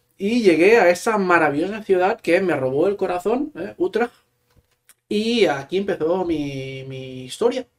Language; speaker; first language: Spanish; non-native, local second language; Catalan